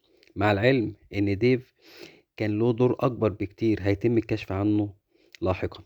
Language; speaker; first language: Arabic; native; Arabic